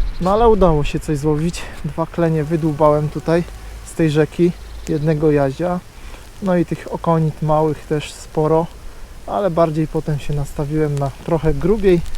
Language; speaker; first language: Polish; native; Polish